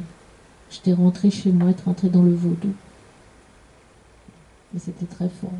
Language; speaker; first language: French; native; French